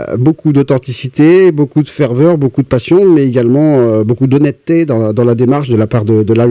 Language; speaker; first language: French; native; French